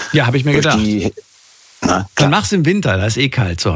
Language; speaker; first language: German; native; German